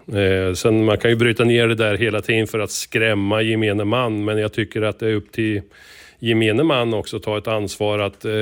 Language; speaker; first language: Swedish; native; Swedish